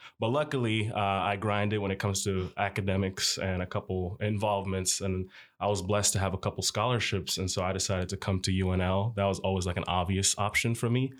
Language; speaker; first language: English; early bilingual, other home language; Arabic